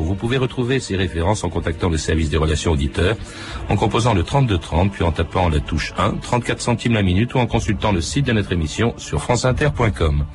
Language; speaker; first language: French; native; French